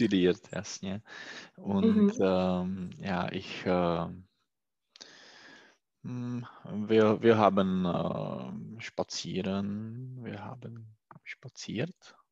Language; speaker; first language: German; non-native, learner; Czech